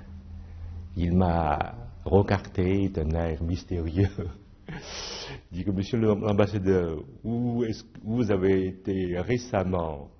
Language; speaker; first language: French; non-native, fluent; Chinese